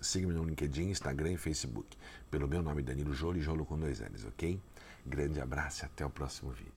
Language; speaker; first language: Portuguese; native; Portuguese